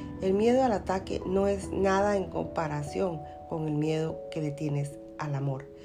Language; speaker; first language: Spanish; native; Spanish